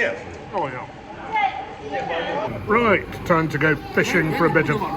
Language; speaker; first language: English; native; English